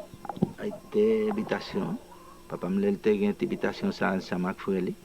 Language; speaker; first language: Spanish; non-native, local second language; Haitian Creole